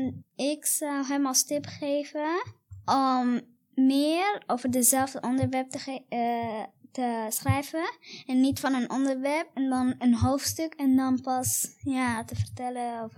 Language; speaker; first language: Dutch; early bilingual, other home language; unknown